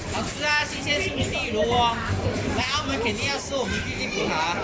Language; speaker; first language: Chinese; non-native, local second language; Cantonese